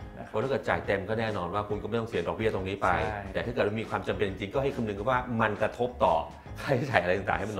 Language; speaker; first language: Thai; native; Thai